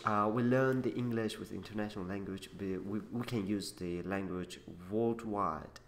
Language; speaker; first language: English; non-native, learner; Uzbek